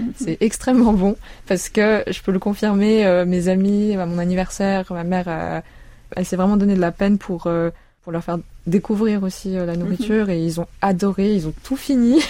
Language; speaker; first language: French; early bilingual, other home language; Korean